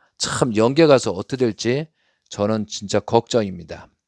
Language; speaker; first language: Korean; native; Korean